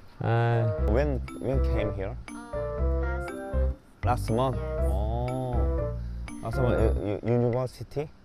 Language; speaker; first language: English; non-native, learner; Korean